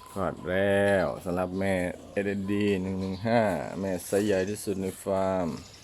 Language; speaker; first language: Thai; native; Thai